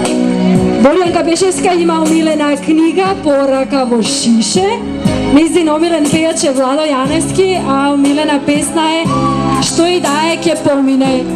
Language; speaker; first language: Macedonian; native; Macedonian